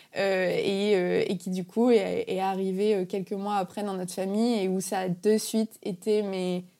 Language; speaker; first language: French; native; French